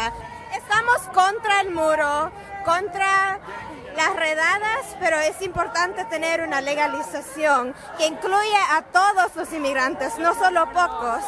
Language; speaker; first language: Spanish; non-native, fluent; English